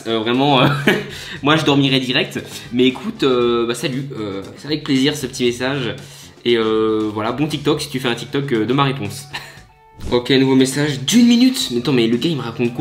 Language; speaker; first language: French; native; French